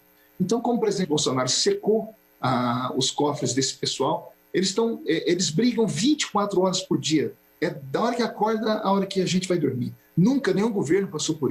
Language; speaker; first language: Portuguese; native; Portuguese